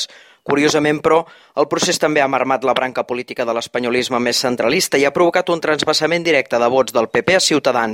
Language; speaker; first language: Catalan; native; Catalan